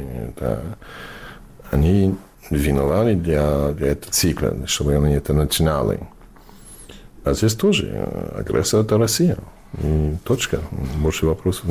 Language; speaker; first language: Russian; non-native, fluent; English